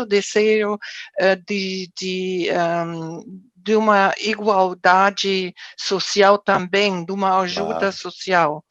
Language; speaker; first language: Portuguese; non-native, fluent; German